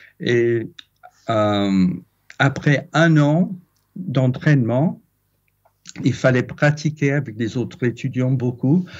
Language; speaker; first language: French; non-native, fluent; English